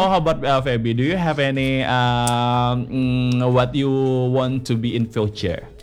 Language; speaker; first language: English; non-native, fluent; Indonesian